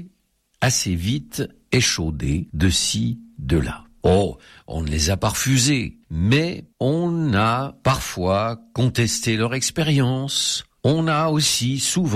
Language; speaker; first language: French; native; French